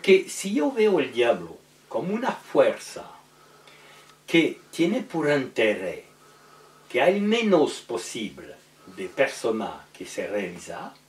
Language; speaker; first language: Spanish; non-native, learner; French